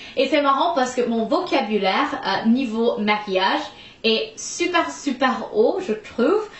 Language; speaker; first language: French; non-native, fluent; English